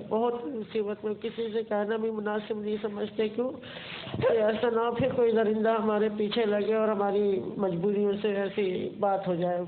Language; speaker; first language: Urdu; native; Urdu